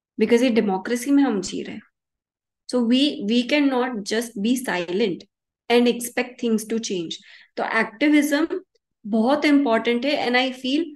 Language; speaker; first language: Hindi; early bilingual, heritage; Hindi